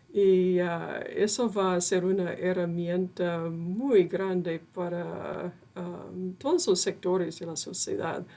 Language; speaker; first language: Spanish; non-native, fluent; English